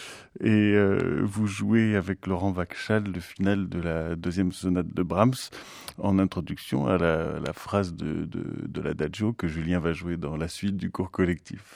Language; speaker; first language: French; native; French